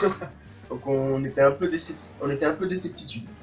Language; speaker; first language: French; native; French